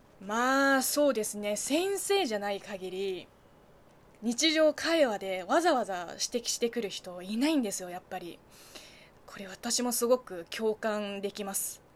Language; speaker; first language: Japanese; non-native, fluent; Chinese